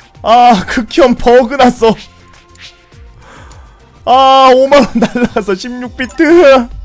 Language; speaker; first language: Korean; native; Korean